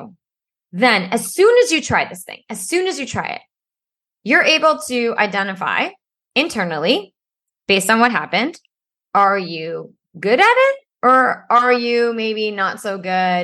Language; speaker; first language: English; native; English